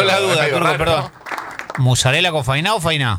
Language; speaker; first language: Spanish; native; Spanish